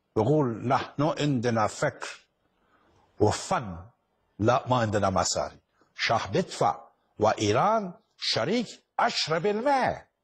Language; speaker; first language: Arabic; non-native, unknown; Persian